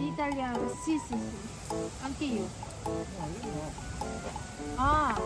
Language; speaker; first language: Italian; non-native, learner; Korean